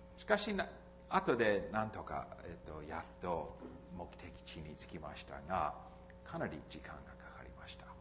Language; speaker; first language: Japanese; non-native, fluent; English